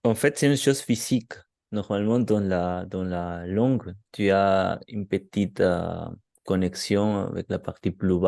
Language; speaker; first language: French; non-native, learner; Spanish